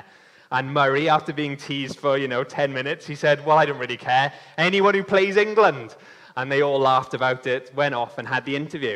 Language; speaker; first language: English; native; English